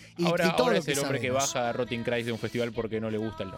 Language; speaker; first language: Spanish; native; Spanish